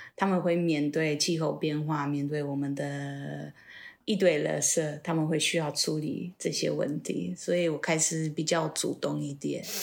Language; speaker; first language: Chinese; non-native, fluent; Polish